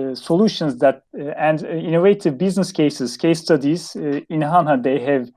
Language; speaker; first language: English; non-native, fluent; Turkish